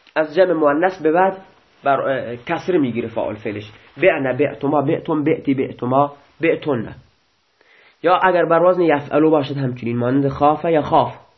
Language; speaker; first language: Persian; non-native, local second language; Baluchi